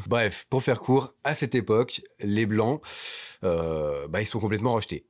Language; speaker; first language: French; native; French